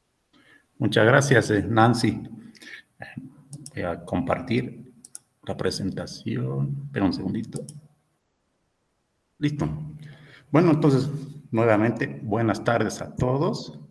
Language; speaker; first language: Spanish; native; Spanish